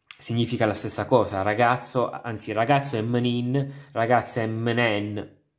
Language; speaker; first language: Italian; native; Italian